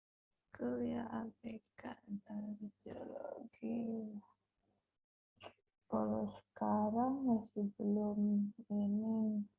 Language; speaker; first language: Indonesian; native; Indonesian